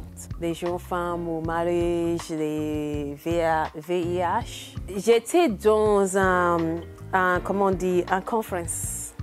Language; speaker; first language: French; non-native, learner; English